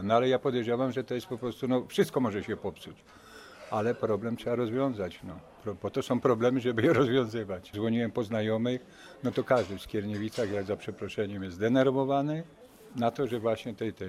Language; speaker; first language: Polish; native; Polish